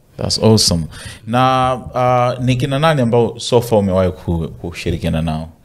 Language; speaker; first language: Swahili; native; Swahili